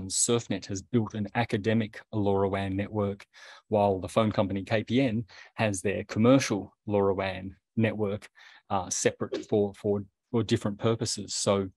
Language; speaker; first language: English; native; English